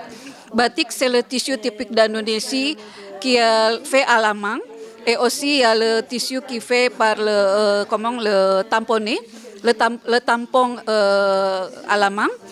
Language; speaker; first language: French; non-native, learner; Indonesian